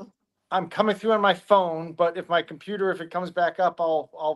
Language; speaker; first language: English; native; English